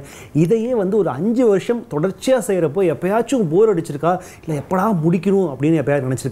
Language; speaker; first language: Tamil; native; Tamil